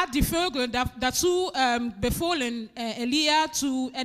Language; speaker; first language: German; non-native, fluent; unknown